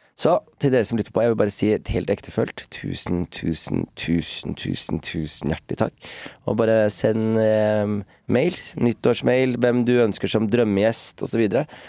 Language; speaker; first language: Norwegian; native; Norwegian